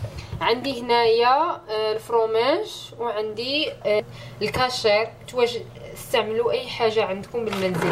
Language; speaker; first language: Arabic; native; Arabic